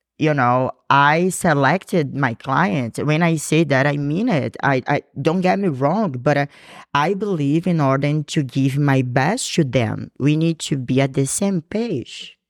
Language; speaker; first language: English; non-native, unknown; Portuguese